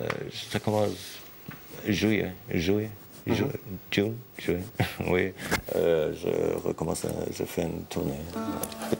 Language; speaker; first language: French; non-native, learner; English